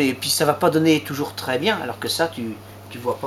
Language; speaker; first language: French; native; French